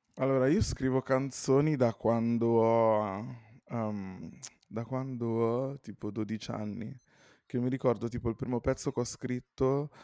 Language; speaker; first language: Italian; native; Italian